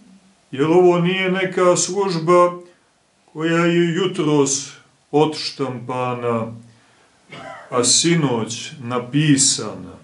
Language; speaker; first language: Serbian; native; Serbian